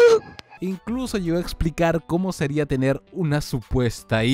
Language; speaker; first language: Spanish; native; Spanish